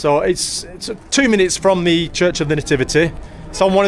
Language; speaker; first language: English; native; English